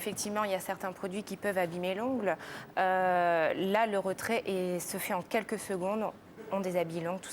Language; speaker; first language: French; native; French